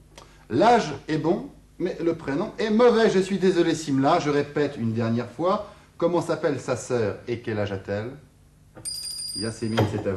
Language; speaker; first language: French; native; French